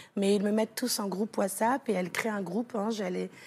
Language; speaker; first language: French; native; French